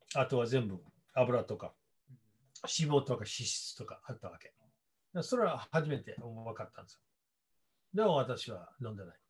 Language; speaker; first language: Japanese; non-native, fluent; English